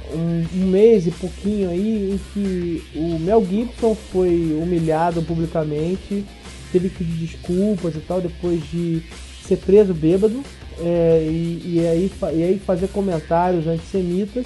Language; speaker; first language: Portuguese; native; Portuguese